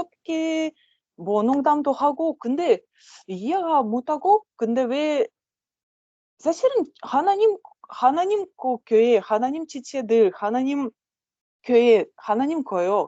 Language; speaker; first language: Korean; non-native, learner; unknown